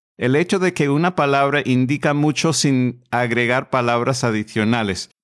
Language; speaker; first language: Spanish; non-native, fluent; English